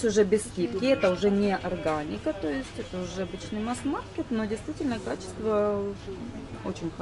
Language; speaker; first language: Russian; native; Russian